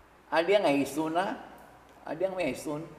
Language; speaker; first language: Indonesian; early bilingual, other home language; Min Nan Chinese